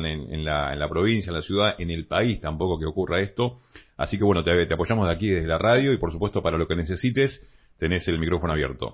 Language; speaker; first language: Spanish; native; Spanish